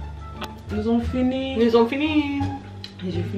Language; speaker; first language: French; early bilingual, heritage; French